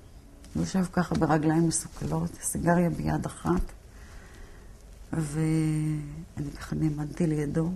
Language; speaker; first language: Hebrew; early bilingual, other home language; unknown